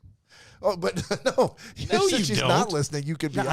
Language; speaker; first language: English; native; English